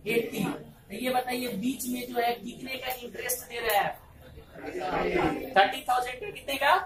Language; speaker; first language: Hindi; native; Hindi